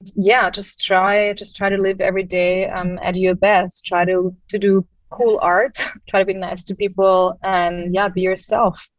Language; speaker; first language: English; non-native, fluent; German